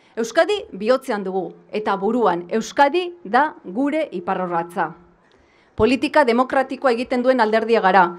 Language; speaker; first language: Basque; non-native, local second language; Spanish